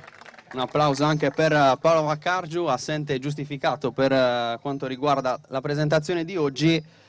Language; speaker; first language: Italian; native; Italian